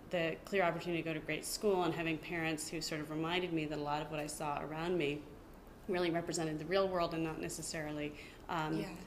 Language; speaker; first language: English; native; English